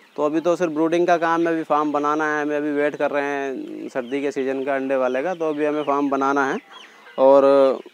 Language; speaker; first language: Hindi; native; Hindi